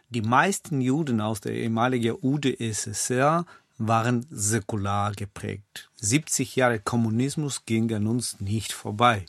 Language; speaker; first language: German; non-native, fluent; Russian